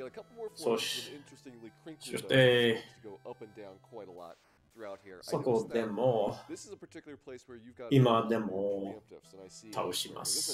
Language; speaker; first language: Japanese; non-native, learner; English